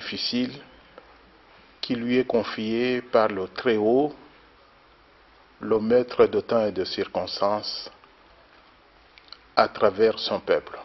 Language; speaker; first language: French; non-native, local second language; Luba-Lulua